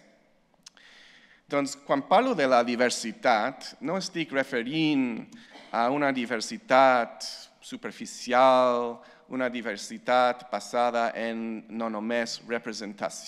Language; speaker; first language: Catalan; non-native, fluent; English